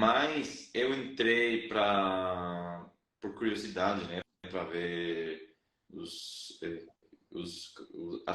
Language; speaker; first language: Portuguese; non-native, fluent; Spanish